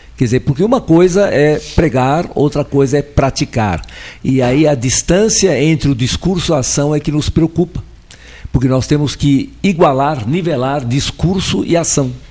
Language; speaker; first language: Portuguese; early bilingual, other home language; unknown